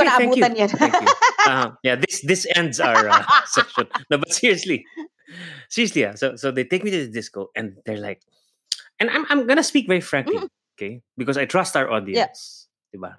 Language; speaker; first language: English; non-native, local second language; Cebuano